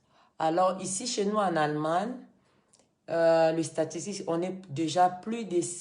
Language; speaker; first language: French; non-native, fluent; Lingala